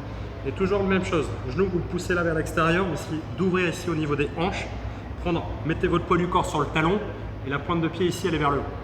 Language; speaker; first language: French; native; French